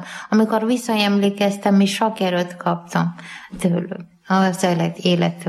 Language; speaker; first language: Hungarian; non-native, learner; Malayalam